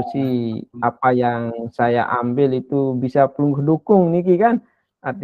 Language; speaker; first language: Indonesian; non-native, local second language; Sasak